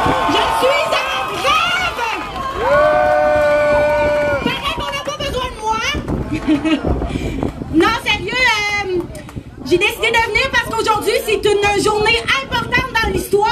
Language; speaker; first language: French; native; French